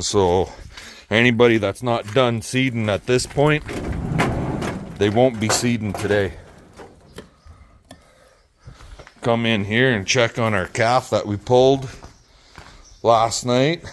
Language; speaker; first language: English; native; English